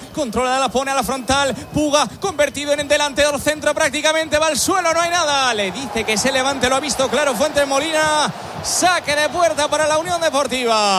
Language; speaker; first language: Spanish; native; Spanish